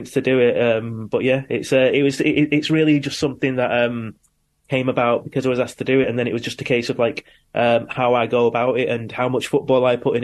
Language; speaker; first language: English; native; English